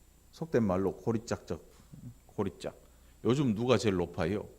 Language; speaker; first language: Korean; native; Korean